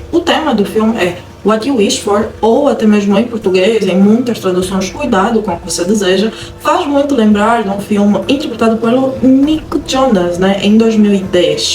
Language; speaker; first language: Portuguese; native; Portuguese